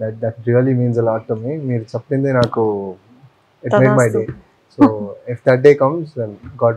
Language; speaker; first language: Telugu; non-native, fluent; Tamil